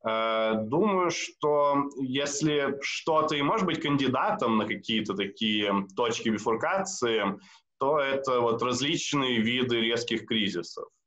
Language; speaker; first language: Russian; native; Russian